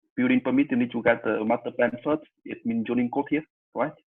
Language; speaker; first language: English; non-native, fluent; Vietnamese